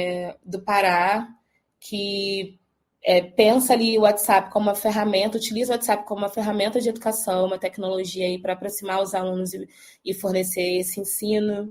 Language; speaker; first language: Portuguese; native; Portuguese